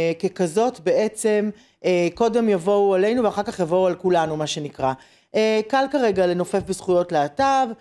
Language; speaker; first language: Hebrew; native; Hebrew